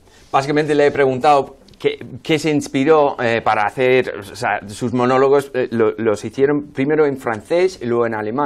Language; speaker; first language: Spanish; non-native, fluent; English